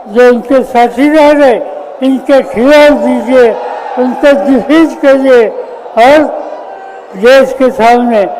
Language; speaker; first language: Hindi; non-native, local second language; Marathi